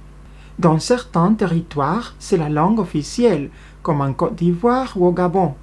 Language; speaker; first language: French; non-native, fluent; Spanish